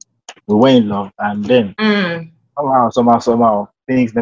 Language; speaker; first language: English; non-native, local second language; Yoruba